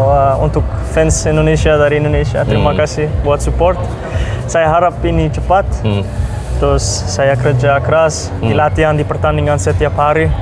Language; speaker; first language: Indonesian; non-native, learner; Dutch